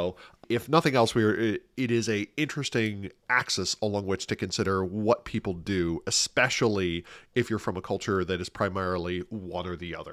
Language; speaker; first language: English; native; English